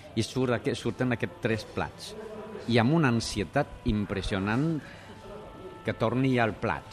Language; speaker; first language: Catalan; non-native, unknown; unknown